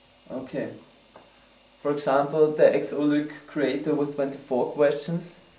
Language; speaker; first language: English; non-native, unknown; German